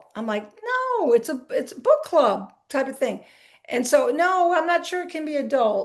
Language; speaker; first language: English; native; English